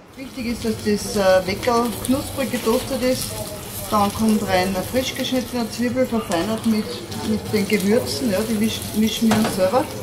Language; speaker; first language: German; native; German